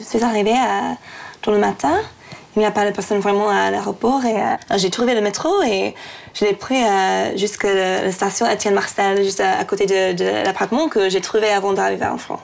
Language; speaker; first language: French; non-native, learner; English